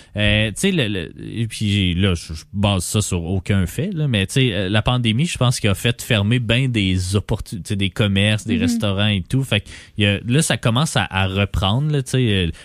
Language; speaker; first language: French; native; French